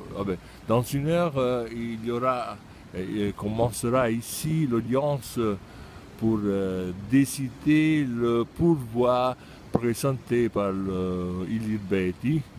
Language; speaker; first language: French; non-native, fluent; Italian